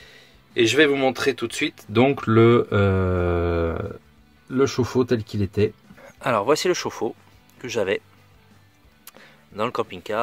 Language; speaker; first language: French; native; French